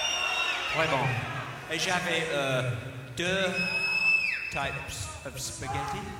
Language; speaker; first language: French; non-native, learner; English